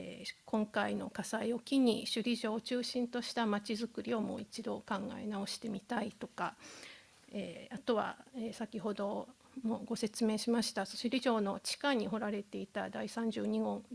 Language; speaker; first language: Japanese; native; Japanese